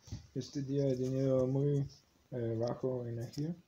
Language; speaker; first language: Spanish; non-native, learner; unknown